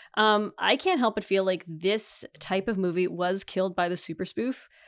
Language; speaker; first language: English; native; English